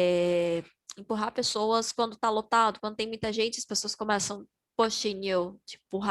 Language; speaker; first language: Portuguese; native; Portuguese